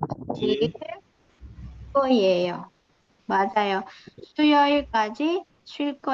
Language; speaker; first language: Korean; non-native, fluent; Indonesian